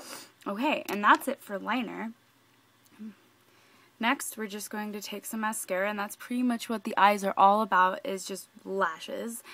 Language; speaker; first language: English; native; English